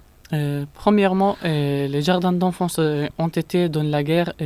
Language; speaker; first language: French; non-native, learner; Arabic